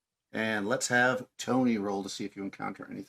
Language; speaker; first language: English; native; English